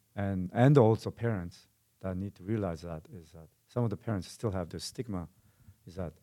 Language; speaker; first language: English; non-native, fluent; Korean